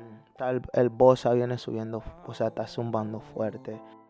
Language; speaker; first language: Spanish; early bilingual, heritage; Spanish